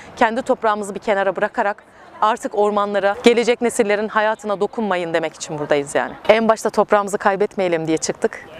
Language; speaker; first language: Turkish; native; Turkish